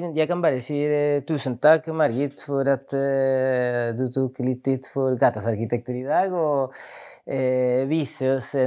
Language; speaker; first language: Norwegian; non-native, fluent; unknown